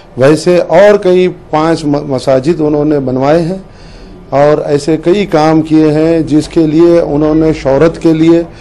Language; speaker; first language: Urdu; native; Urdu